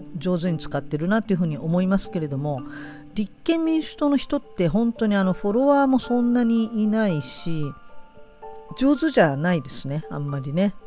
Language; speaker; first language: Japanese; native; Japanese